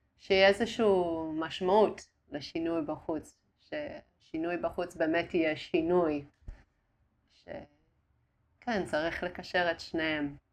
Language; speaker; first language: Hebrew; non-native, fluent; Italian